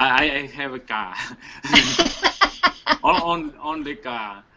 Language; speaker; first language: English; non-native, learner; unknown